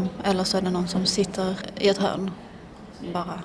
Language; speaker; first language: Swedish; early bilingual, other home language; Persian